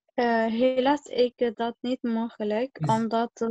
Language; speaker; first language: Dutch; non-native, learner; Arabic